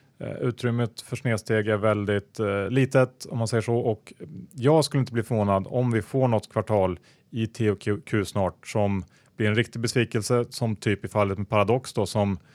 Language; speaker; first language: Swedish; native; Swedish